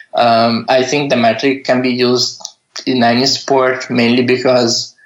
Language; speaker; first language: English; non-native, fluent; Italian